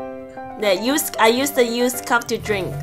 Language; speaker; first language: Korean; non-native, learner; Cantonese